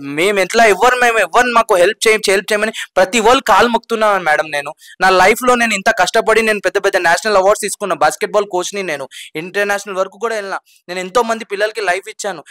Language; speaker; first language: Telugu; non-native, local second language; Urdu